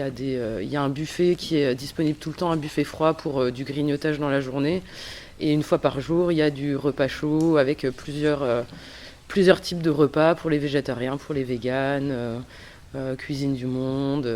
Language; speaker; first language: French; native; French